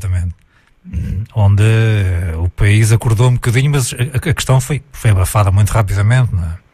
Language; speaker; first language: Portuguese; native; Portuguese